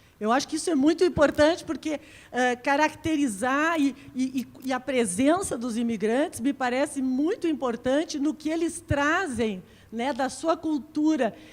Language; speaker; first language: Portuguese; native; Portuguese